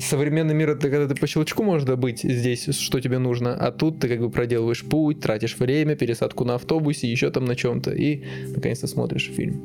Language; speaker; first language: Russian; native; Russian